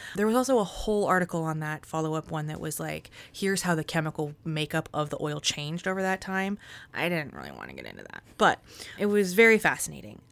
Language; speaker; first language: English; native; English